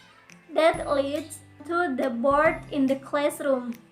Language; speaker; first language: English; non-native, learner; Indonesian